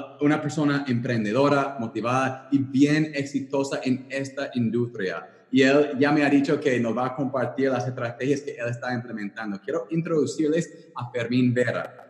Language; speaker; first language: Spanish; non-native, fluent; English